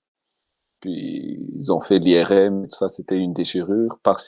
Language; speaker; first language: French; non-native, local second language; Malagasy